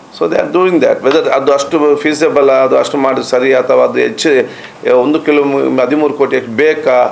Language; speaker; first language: Kannada; non-native, local second language; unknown